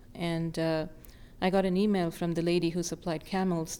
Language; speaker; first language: English; non-native, local second language; Tamil